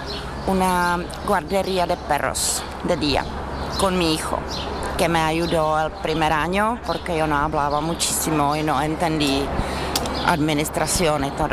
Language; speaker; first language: Spanish; non-native, fluent; Czech